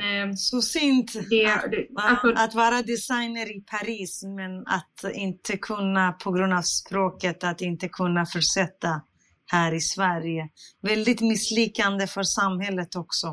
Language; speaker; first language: Swedish; non-native, fluent; Central Kurdish